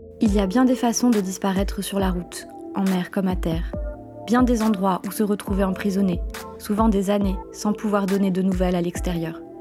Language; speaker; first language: French; native; French